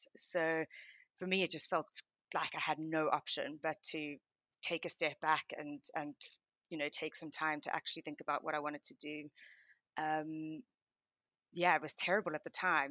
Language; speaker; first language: English; native; English